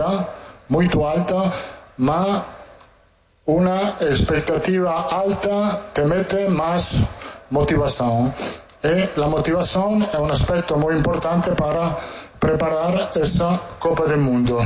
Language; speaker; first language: Portuguese; non-native, fluent; Italian